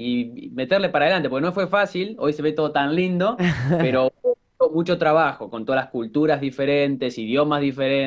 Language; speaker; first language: Spanish; native; Spanish